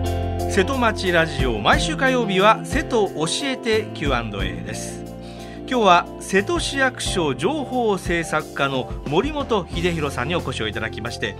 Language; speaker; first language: Japanese; native; Japanese